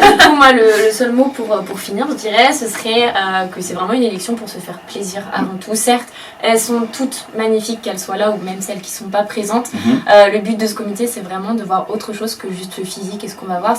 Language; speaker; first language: French; native; French